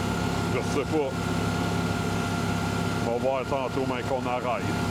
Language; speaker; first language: French; native; French